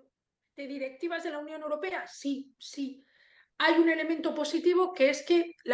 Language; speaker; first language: Spanish; native; Spanish